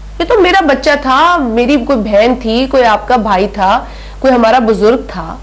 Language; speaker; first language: Urdu; non-native, local second language; Sindhi